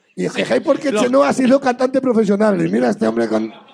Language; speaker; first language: Spanish; native; Spanish